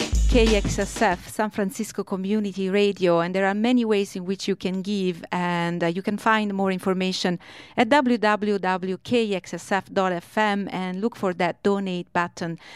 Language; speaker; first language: English; non-native, fluent; Italian